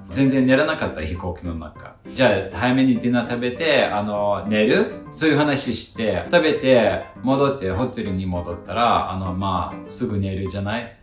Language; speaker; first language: Japanese; non-native, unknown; Lithuanian